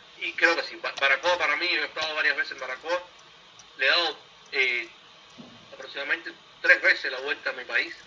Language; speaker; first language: Spanish; native; Spanish